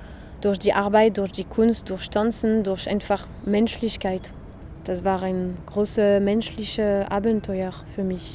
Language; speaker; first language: German; non-native, fluent; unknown